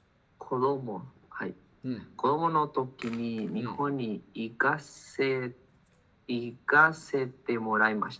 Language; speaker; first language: Japanese; non-native, learner; Spanish